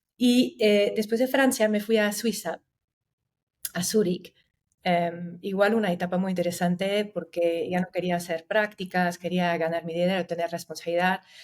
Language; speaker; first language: Spanish; non-native, fluent; German